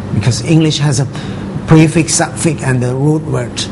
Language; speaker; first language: English; non-native, fluent; Thai